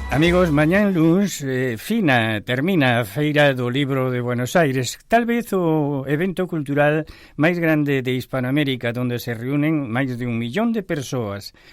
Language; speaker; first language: Galician; early bilingual, heritage; Spanish